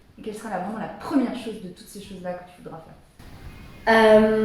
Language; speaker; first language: French; native; French